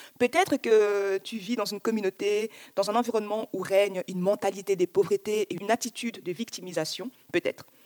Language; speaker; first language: French; early bilingual, other home language; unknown